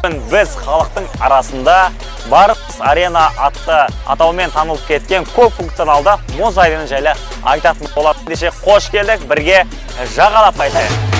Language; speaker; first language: Kazakh; native; Kazakh